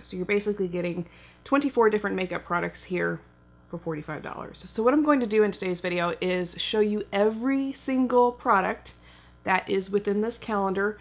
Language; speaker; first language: English; native; English